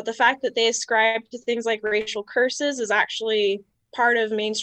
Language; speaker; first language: English; native; English